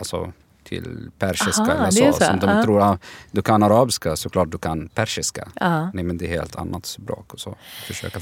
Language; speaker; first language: Swedish; non-native, learner; Arabic